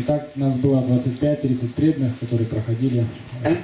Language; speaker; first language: Russian; native; Russian